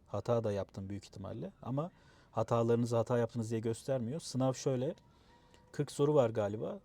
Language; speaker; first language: Turkish; native; Turkish